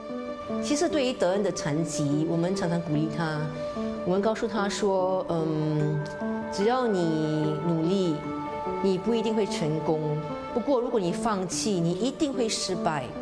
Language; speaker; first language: Chinese; native; Chinese